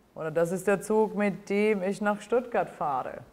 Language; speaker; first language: German; non-native, fluent; English